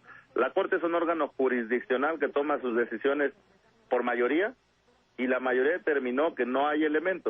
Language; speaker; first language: Spanish; native; Spanish